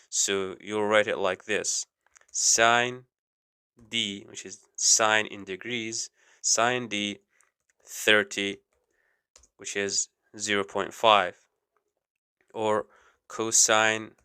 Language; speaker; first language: English; non-native, fluent; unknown